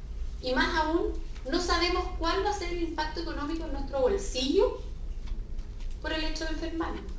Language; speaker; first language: Spanish; native; Spanish